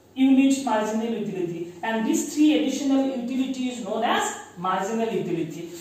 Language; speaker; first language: English; non-native, local second language; Assamese